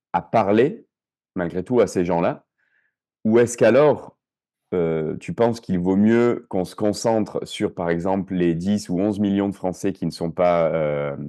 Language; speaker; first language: French; native; French